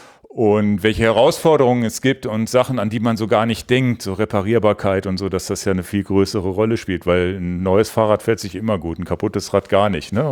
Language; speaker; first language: German; native; German